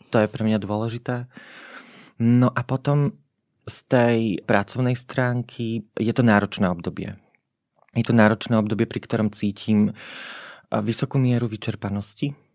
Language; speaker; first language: Slovak; native; Slovak